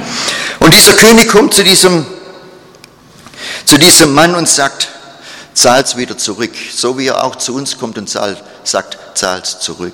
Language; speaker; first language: German; non-native, fluent; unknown